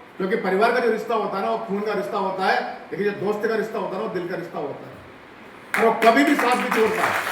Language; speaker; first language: Hindi; non-native, local second language; Rajasthani